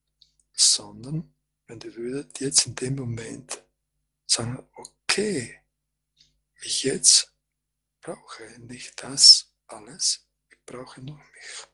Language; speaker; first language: German; non-native, fluent; Croatian